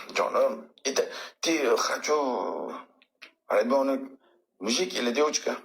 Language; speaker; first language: Russian; non-native, learner; Uzbek